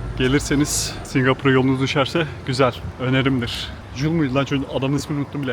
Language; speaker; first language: Turkish; native; Turkish